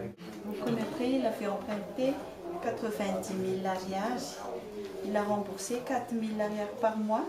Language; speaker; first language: French; non-native, local second language; Malagasy